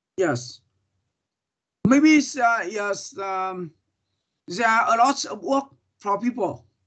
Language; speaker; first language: English; non-native, learner; Vietnamese